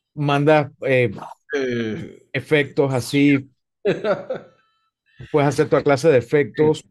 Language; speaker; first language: Spanish; native; Spanish